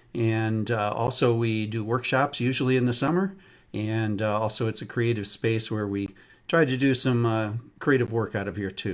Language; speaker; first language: English; native; English